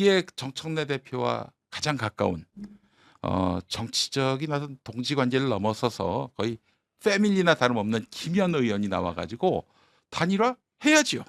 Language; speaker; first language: Korean; native; Korean